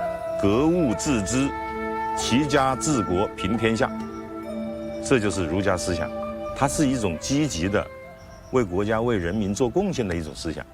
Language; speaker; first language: Chinese; native; Chinese